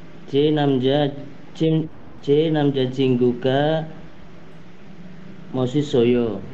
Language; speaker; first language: Korean; non-native, learner; Indonesian